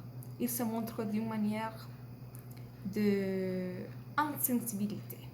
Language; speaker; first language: French; non-native, learner; Spanish